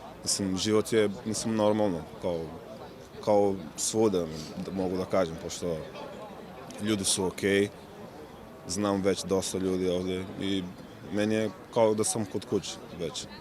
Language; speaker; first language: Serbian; non-native, learner; Portuguese